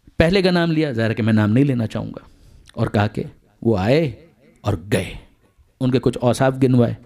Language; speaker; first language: Urdu; non-native, local second language; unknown